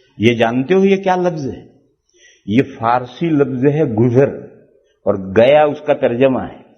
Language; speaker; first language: Urdu; non-native, local second language; Gujarati